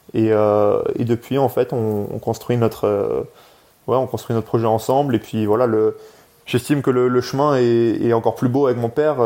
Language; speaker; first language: French; native; French